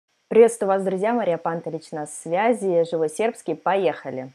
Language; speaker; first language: Russian; non-native, fluent; Serbian